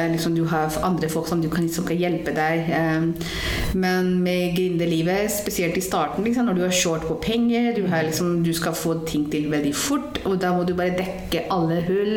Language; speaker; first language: Norwegian; non-native, fluent; Hindi